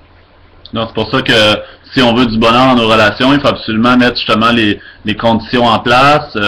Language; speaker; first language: French; native; French